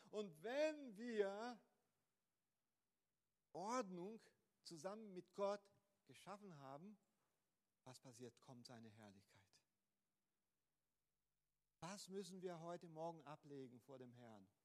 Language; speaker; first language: German; non-native, fluent; Portuguese